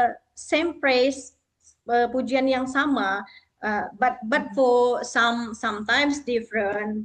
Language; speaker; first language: English; non-native, fluent; Indonesian